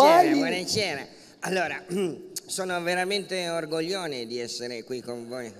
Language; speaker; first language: Italian; native; Italian